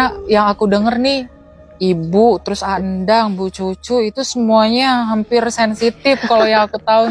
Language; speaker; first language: Indonesian; native; Indonesian